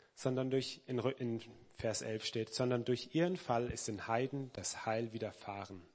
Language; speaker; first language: German; native; German